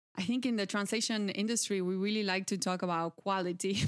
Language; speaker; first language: English; non-native, fluent; Spanish